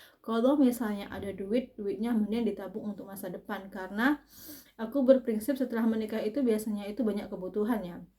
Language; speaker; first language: Indonesian; native; Indonesian